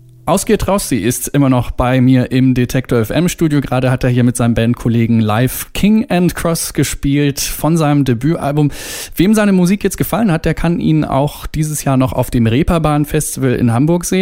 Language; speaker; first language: German; native; German